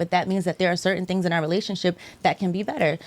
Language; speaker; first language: English; native; English